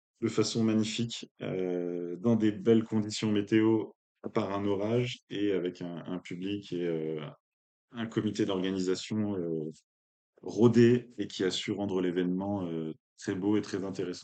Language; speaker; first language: French; native; French